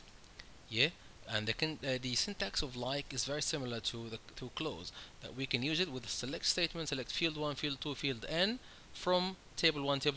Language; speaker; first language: English; non-native, fluent; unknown